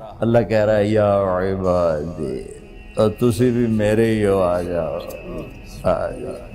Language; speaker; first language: Urdu; non-native, local second language; Punjabi